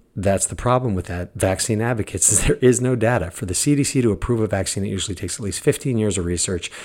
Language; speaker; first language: English; native; English